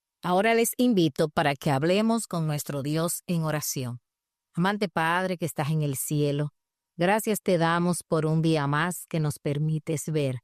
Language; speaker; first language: Spanish; native; Spanish